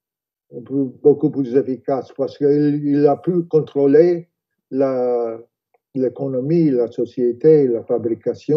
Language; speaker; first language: French; non-native, fluent; English